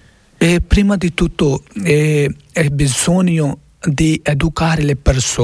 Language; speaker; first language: Italian; non-native, learner; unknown